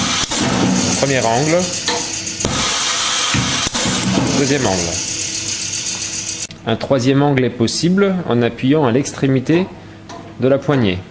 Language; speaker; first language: French; native; French